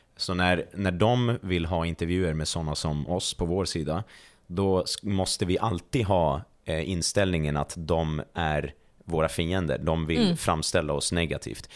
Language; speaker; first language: Swedish; early bilingual, other home language; Persian